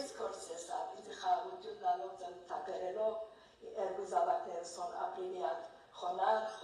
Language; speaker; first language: Armenian; early bilingual, heritage; Armenian